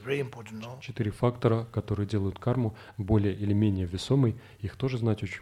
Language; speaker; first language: Russian; native; Russian